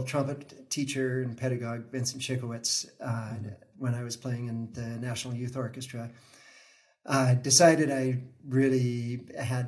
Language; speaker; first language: English; native; English